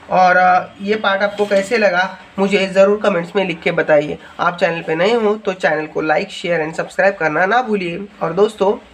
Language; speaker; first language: Hindi; non-native, local second language; Marathi